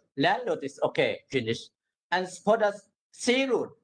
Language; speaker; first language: English; non-native, learner; Burmese